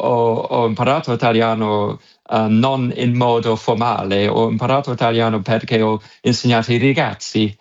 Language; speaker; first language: Italian; non-native, fluent; English